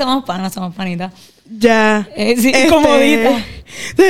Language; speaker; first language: Spanish; native; Spanish